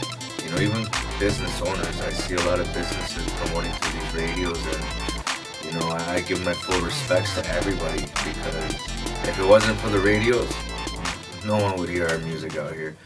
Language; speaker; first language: English; early bilingual, other home language; Spanish